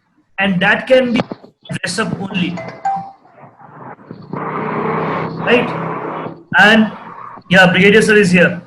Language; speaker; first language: English; non-native, local second language; Hindi